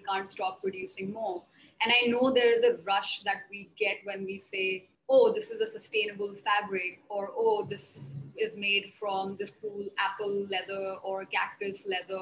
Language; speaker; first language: English; non-native, local second language; Hindi